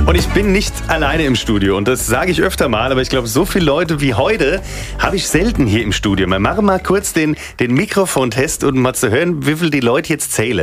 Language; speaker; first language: German; native; German